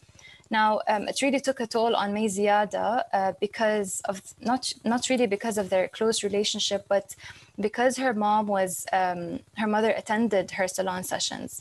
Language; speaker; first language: English; non-native, fluent; Arabic